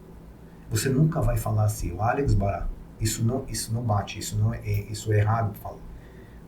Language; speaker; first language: Portuguese; non-native, fluent; Hebrew